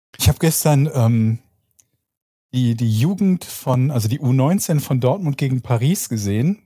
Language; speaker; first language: German; native; German